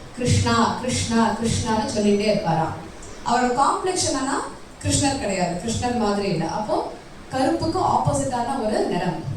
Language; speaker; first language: Tamil; early bilingual, heritage; Tamil